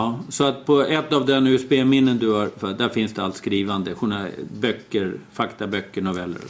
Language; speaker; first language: Swedish; native; Swedish